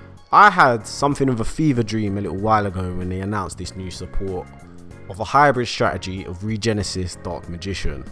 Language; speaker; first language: English; native; English